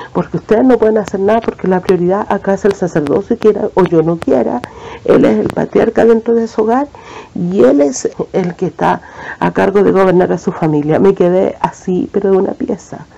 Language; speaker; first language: Spanish; native; Spanish